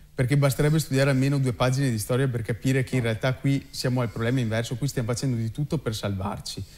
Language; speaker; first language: Italian; native; Italian